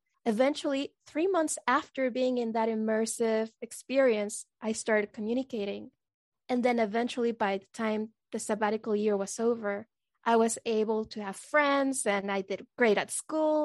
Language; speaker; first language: English; non-native, fluent; Spanish